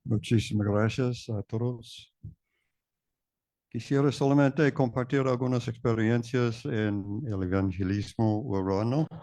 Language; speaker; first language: Spanish; non-native, fluent; English